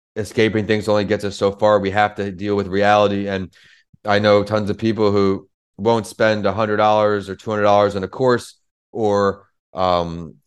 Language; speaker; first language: English; native; English